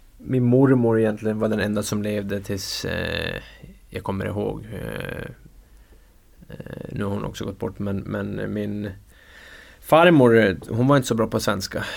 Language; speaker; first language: Swedish; native; Swedish